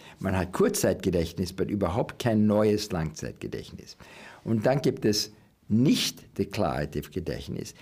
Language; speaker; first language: German; non-native, learner; English